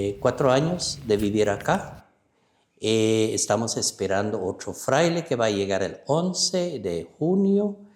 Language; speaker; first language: Spanish; non-native, fluent; English